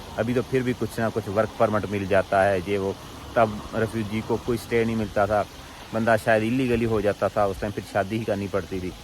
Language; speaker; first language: Urdu; non-native, local second language; Punjabi